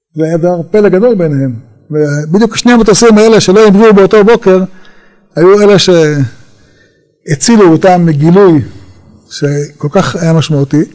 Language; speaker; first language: Hebrew; native; Hebrew